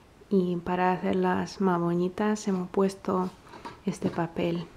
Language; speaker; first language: Spanish; non-native, fluent; Russian